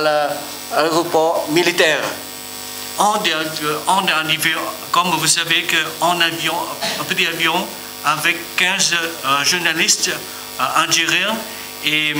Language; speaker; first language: French; non-native, learner; Vietnamese